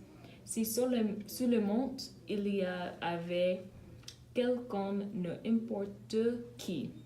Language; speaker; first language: French; non-native, learner; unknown